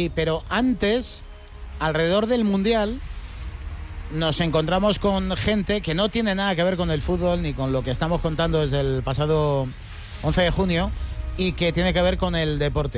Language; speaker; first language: Spanish; native; Spanish